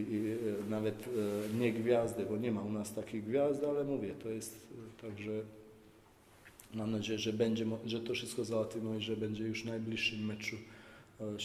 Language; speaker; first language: Polish; non-native, fluent; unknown